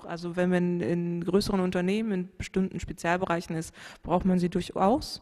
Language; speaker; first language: German; native; German